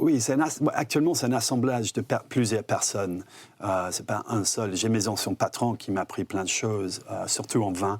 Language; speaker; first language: French; non-native, fluent; English